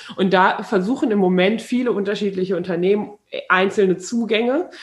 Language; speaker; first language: German; native; German